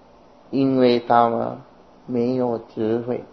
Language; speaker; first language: Chinese; non-native, fluent; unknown